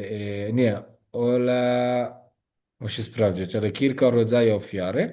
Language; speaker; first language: Polish; non-native, learner; Hebrew